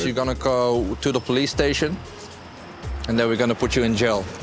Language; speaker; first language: English; non-native, fluent; Dutch